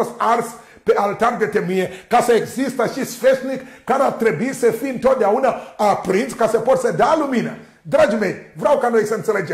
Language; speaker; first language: Romanian; non-native, learner; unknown